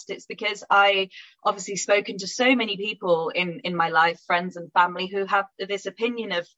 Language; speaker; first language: English; native; English